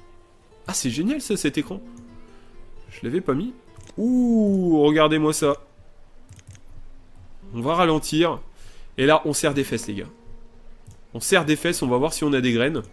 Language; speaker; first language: French; native; French